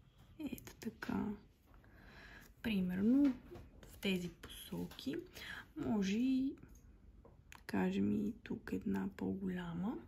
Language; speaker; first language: Bulgarian; native; Bulgarian